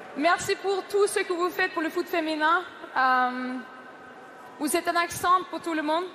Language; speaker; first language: French; non-native, fluent; Norwegian